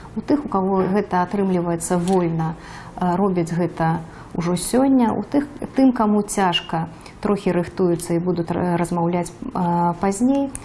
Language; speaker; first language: Belarusian; non-native, local second language; Russian